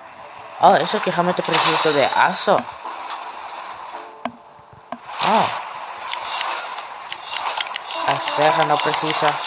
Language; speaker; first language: Portuguese; non-native, learner; Spanish